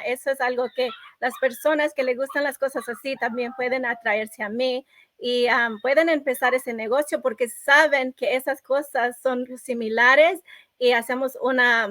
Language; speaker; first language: Spanish; early bilingual, other home language; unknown